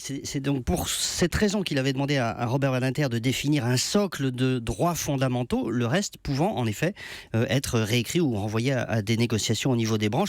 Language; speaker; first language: French; native; French